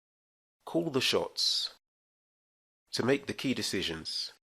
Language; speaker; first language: English; native; English